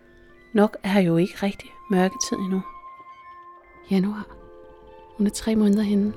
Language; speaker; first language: Danish; native; Danish